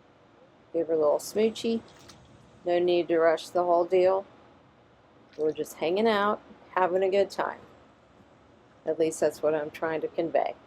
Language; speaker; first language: English; native; English